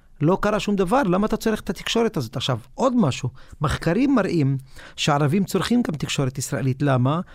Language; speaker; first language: Hebrew; non-native, local second language; Arabic